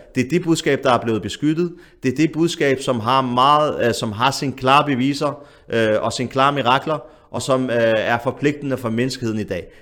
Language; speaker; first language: Danish; early bilingual, other home language; Arabic